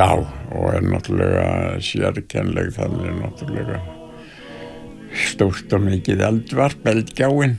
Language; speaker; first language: Icelandic; native; Icelandic